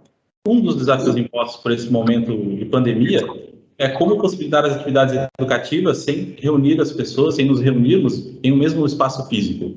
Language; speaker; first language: Portuguese; native; Portuguese